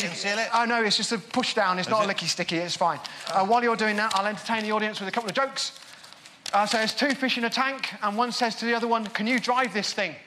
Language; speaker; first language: English; native; English